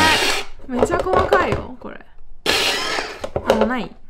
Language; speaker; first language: Japanese; non-native, fluent; Chinese